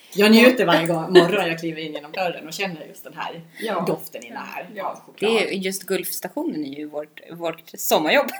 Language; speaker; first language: Swedish; native; Swedish